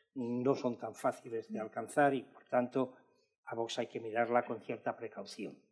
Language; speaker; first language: Spanish; native; Spanish